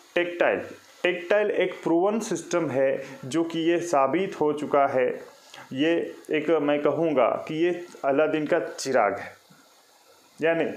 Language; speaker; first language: Hindi; non-native, local second language; Marathi